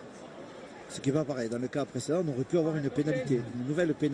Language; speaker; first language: French; native; French